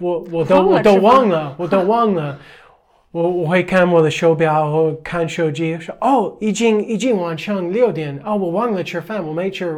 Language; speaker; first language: Chinese; non-native, fluent; English